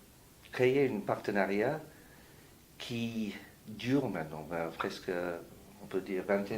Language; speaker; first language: French; non-native, fluent; English